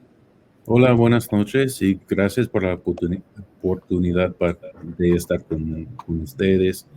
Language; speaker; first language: Spanish; non-native, fluent; English